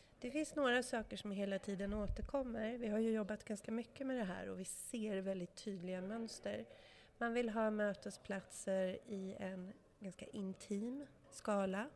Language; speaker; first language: Swedish; native; Swedish